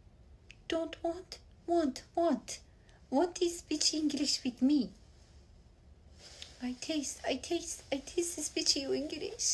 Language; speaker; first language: English; non-native, learner; Persian